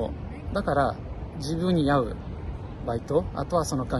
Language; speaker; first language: Japanese; non-native, fluent; Portuguese